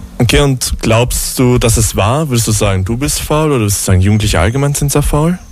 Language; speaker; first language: German; native; German